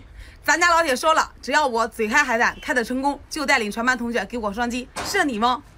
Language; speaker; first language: Chinese; native; Chinese